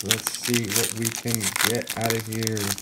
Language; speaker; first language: English; native; English